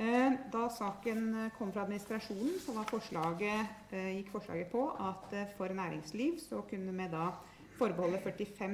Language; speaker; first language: Norwegian; native; Norwegian